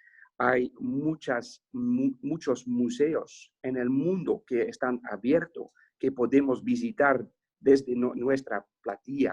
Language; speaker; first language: Spanish; non-native, fluent; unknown